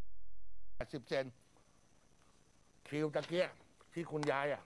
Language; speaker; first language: Thai; native; Thai